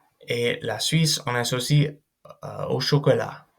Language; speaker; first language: French; non-native, fluent; English